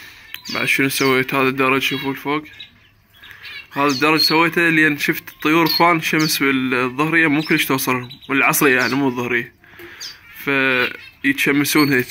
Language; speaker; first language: Arabic; native; Arabic